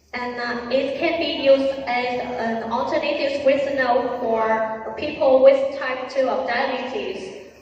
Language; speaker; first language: English; non-native, learner; Vietnamese